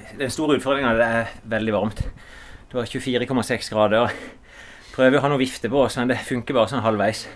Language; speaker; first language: Norwegian; native; Norwegian